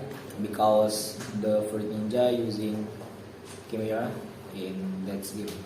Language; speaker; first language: English; non-native, learner; Indonesian